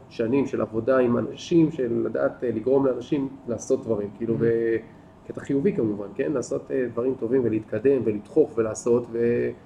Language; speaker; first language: Hebrew; native; Hebrew